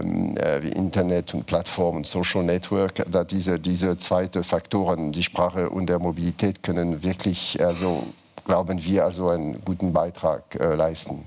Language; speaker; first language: German; non-native, fluent; French